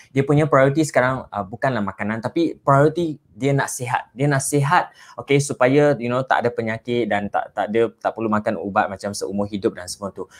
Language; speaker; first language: Malay; non-native, local second language; Chinese